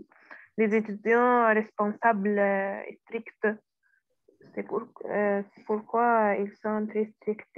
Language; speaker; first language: French; non-native, learner; Arabic